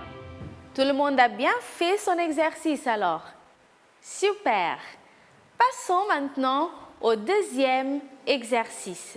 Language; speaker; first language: French; non-native, fluent; Portuguese